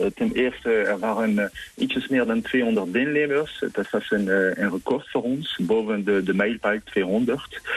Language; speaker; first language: Dutch; non-native, fluent; French